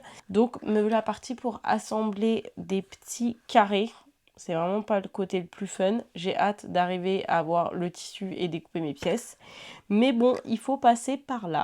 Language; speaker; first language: French; native; French